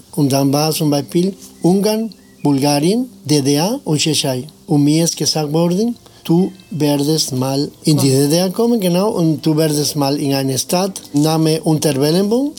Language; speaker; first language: German; non-native, fluent; Spanish